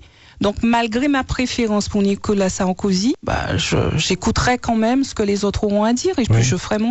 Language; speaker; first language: French; native; French